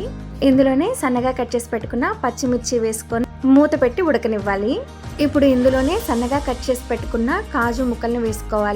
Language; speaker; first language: Telugu; native; Telugu